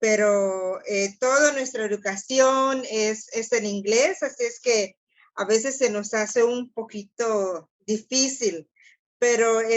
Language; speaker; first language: Spanish; non-native, local second language; English